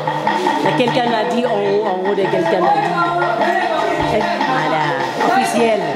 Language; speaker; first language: French; non-native, local second language; Burmese